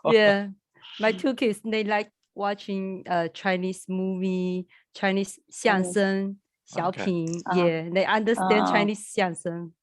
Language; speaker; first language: English; non-native, learner; Chinese